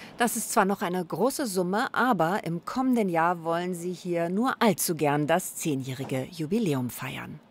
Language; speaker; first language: German; native; German